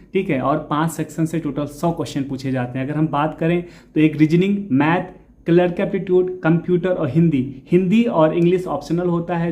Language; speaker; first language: Hindi; native; Hindi